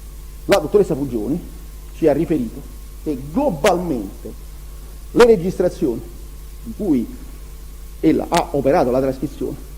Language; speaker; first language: Italian; native; Italian